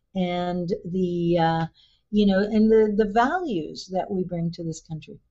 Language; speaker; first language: English; early bilingual, other home language; Spanish